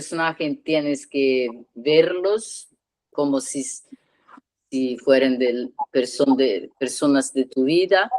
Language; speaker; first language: Spanish; non-native, learner; Italian